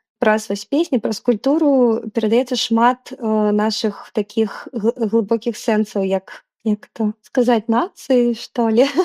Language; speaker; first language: Belarusian; non-native, local second language; Russian